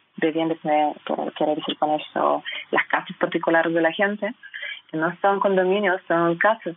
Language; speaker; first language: Spanish; non-native, fluent; Russian